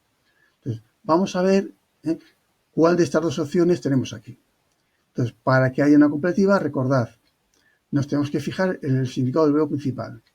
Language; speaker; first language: Spanish; native; Spanish